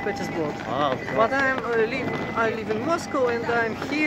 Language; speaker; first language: English; non-native, learner; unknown